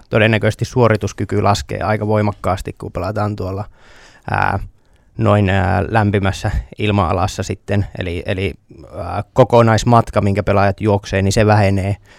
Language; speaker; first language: Finnish; native; Finnish